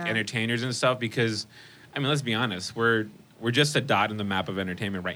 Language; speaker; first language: English; non-native, local second language; Urdu